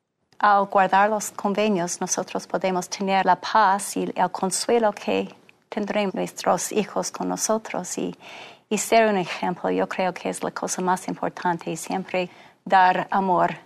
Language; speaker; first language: Spanish; non-native, fluent; English